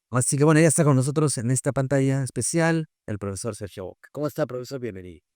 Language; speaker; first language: Spanish; native; Spanish